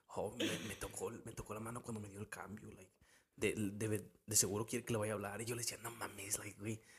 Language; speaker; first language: Spanish; early bilingual, heritage; Spanish